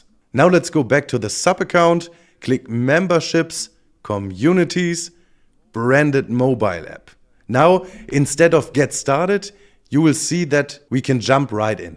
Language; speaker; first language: English; non-native, fluent; German